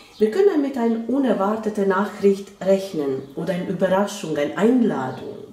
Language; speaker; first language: German; non-native, fluent; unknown